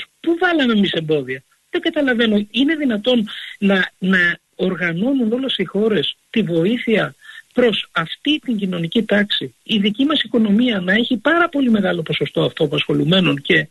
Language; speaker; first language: Greek; native; Greek